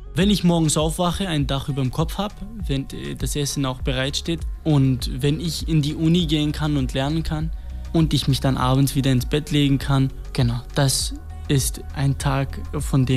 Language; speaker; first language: German; non-native, fluent; Kurdish